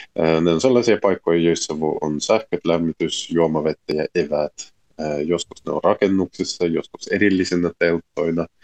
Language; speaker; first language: Finnish; non-native, fluent; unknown